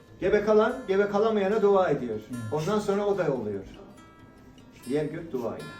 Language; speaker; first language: Turkish; native; Turkish